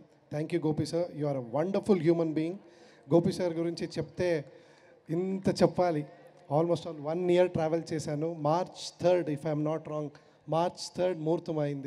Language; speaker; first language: Telugu; non-native, learner; Kannada